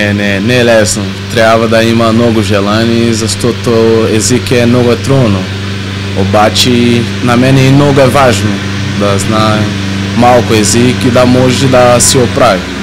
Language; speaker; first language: Bulgarian; non-native, learner; Portuguese